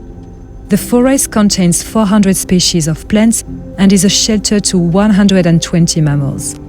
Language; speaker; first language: English; non-native, fluent; French